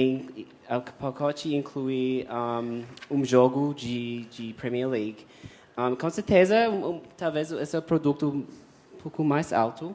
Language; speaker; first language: Portuguese; non-native, fluent; English